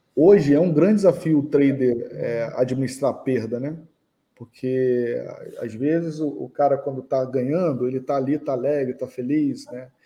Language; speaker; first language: Portuguese; early bilingual, heritage; English